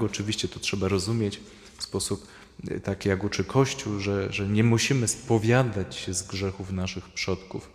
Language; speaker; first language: Polish; native; Polish